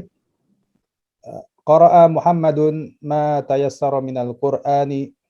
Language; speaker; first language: Arabic; non-native, learner; Indonesian